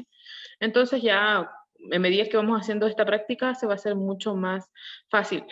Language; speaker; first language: Spanish; non-native, learner; Korean